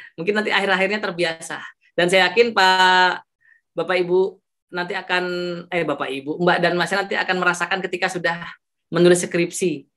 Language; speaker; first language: Indonesian; non-native, local second language; Javanese